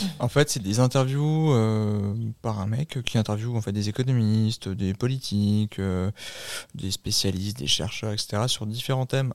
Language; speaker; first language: French; native; French